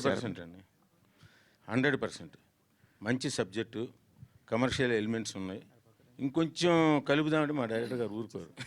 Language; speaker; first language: Telugu; native; Telugu